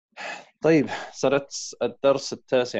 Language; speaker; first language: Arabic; non-native, fluent; English